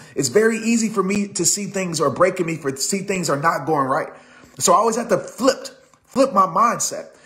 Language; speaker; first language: English; native; English